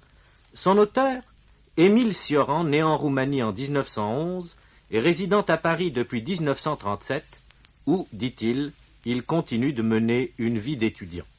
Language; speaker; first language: French; native; French